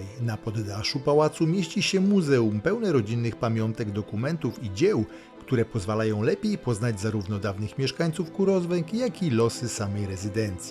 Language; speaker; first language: Polish; native; Polish